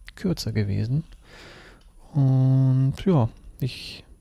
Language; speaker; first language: German; early bilingual, other home language; Russian